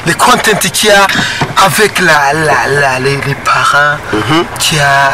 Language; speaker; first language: French; non-native, learner; Rundi